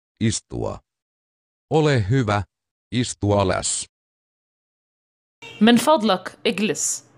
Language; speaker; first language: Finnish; non-native, learner; Arabic